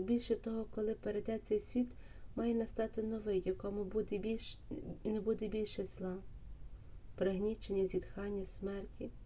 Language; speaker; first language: Ukrainian; native; Ukrainian